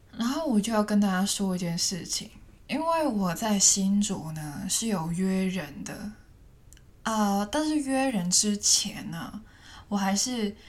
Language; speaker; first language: Chinese; non-native, fluent; Cantonese